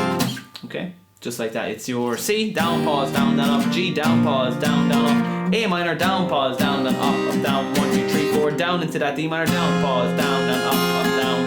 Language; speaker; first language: English; native; English